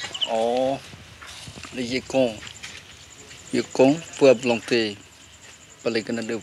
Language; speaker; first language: French; non-native, learner; Khmer